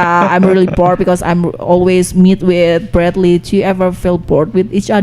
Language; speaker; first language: English; non-native, learner; Indonesian